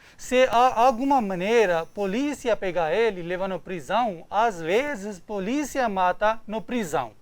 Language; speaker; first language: Portuguese; non-native, learner; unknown